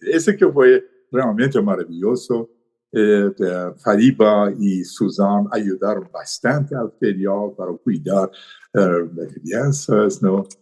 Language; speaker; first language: Portuguese; non-native, learner; Persian